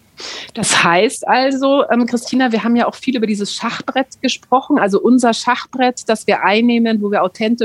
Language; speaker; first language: German; native; German